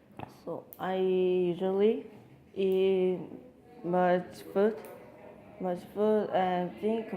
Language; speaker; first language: English; non-native, learner; Korean